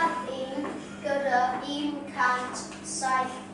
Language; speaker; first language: Welsh; non-native, local second language; English